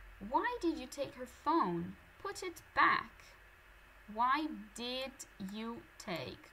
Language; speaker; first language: English; non-native, fluent; Italian